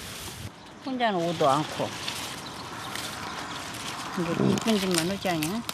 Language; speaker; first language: Korean; native; Korean